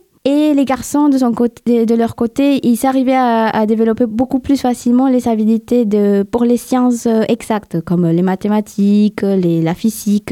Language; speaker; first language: French; non-native, fluent; Spanish